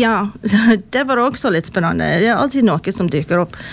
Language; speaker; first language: Swedish; non-native, fluent; English